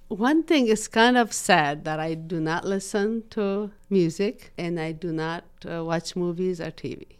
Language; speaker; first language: English; non-native, fluent; Persian